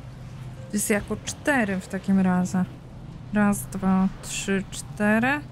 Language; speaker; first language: Polish; native; Polish